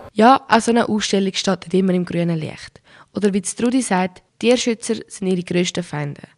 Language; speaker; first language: German; native; German